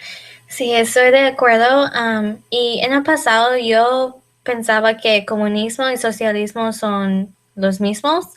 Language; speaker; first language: Spanish; non-native, learner; English